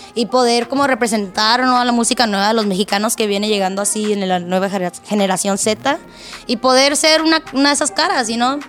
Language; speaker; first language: Spanish; early bilingual, heritage; Spanish